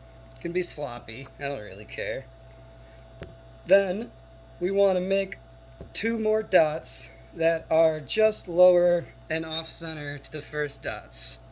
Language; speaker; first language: English; native; English